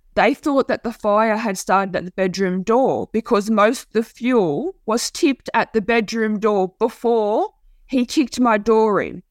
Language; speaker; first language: English; native; English